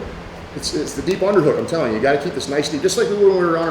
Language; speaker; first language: English; native; English